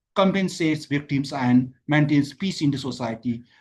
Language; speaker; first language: English; non-native, local second language; Nepali